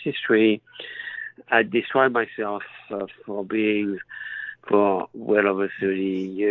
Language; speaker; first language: English; non-native, fluent; French